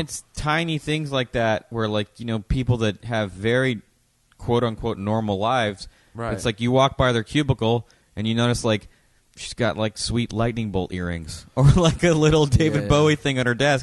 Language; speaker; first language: English; native; English